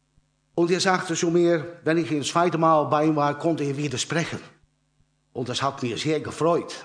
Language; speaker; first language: German; non-native, learner; Dutch